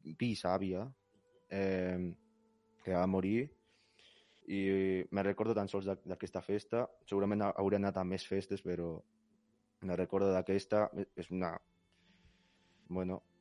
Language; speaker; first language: Catalan; early bilingual, other home language; Spanish